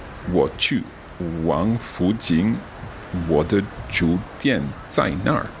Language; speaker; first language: Chinese; non-native, learner; English